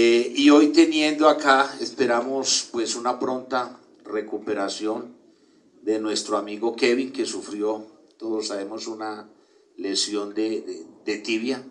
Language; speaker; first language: Spanish; native; Spanish